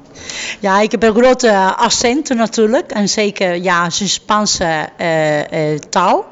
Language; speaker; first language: Dutch; non-native, fluent; Spanish